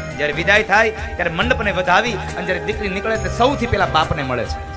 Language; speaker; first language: Gujarati; native; Gujarati